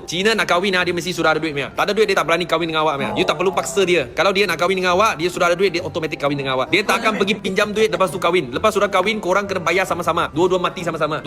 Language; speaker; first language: Malay; non-native, local second language; Chinese